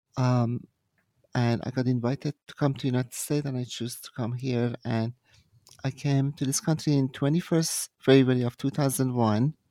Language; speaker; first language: English; non-native, fluent; Persian